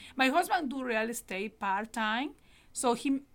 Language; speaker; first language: English; non-native, learner; Spanish